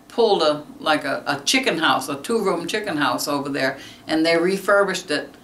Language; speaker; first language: English; native; English